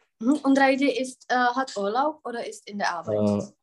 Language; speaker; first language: German; non-native, fluent; Czech